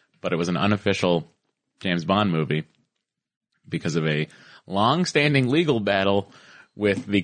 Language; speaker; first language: English; native; English